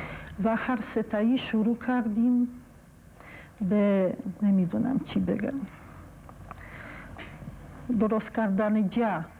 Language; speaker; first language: Persian; non-native, fluent; Polish